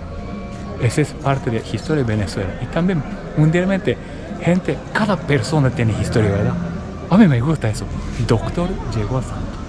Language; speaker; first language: Spanish; non-native, learner; Japanese